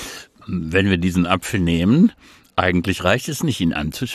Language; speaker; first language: German; native; German